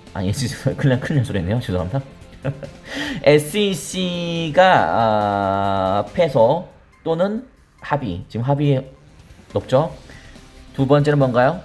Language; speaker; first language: Korean; native; Korean